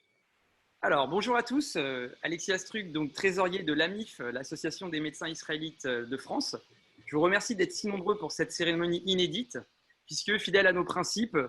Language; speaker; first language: French; native; French